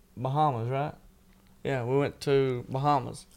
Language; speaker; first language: English; native; English